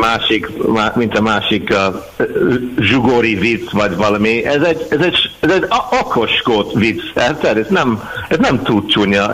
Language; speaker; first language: Hungarian; non-native, learner; English